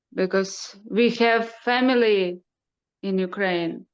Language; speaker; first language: English; non-native, learner; Ukrainian